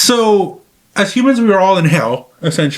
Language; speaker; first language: English; native; English